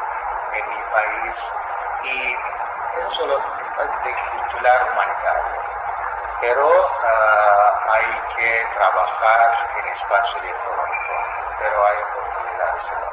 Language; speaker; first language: Spanish; non-native, fluent; Azerbaijani